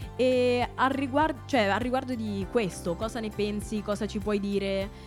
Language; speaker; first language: Italian; native; Italian